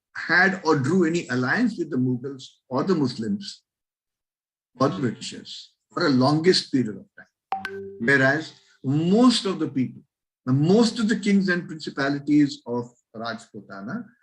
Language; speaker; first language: English; non-native, local second language; Marathi